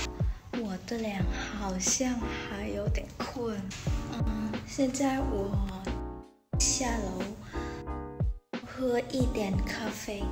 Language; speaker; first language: Chinese; non-native, learner; Vietnamese